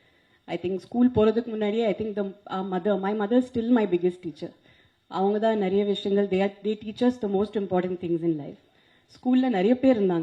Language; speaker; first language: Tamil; non-native, local second language; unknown